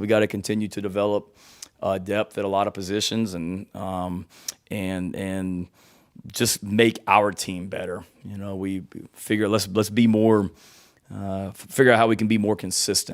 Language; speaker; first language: English; native; English